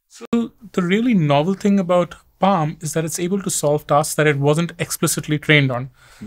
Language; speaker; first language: English; non-native, local second language; Hindi